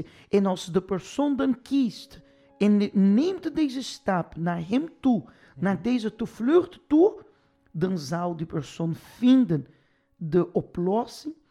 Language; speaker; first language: Dutch; non-native, fluent; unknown